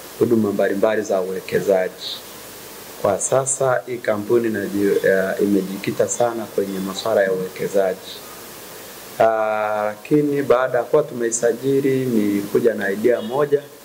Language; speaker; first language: Swahili; non-native, local second language; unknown